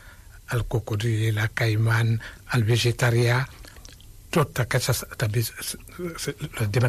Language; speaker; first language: Catalan; non-native, fluent; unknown